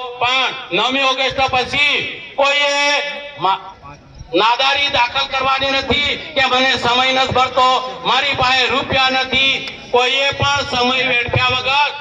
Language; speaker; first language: Gujarati; non-native, local second language; Bhili